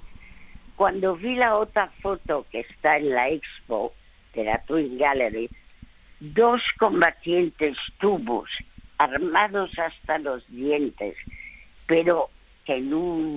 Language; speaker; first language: Spanish; early bilingual, other home language; French